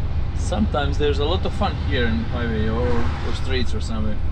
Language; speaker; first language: English; non-native, learner; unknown